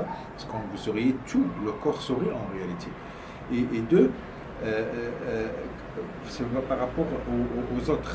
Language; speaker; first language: French; non-native, local second language; Arabic